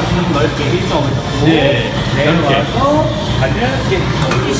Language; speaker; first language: Korean; native; Korean